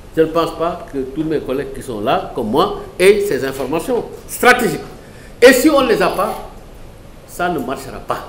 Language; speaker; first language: French; non-native, local second language; Wolof